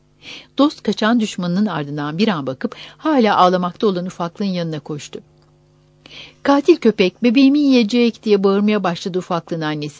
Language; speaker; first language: Turkish; native; Turkish